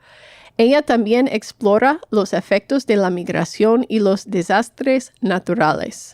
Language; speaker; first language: Spanish; non-native, fluent; English